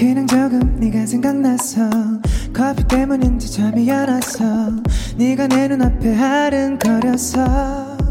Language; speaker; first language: Korean; native; Korean